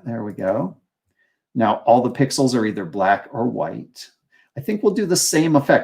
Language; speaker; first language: English; native; English